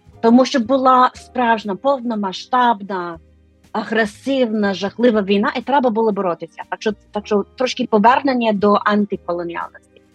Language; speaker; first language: Ukrainian; non-native, fluent; English